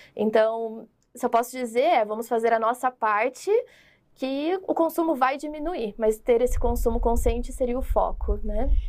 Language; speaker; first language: Portuguese; native; Portuguese